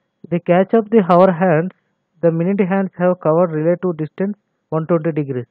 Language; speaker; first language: English; non-native, local second language; Telugu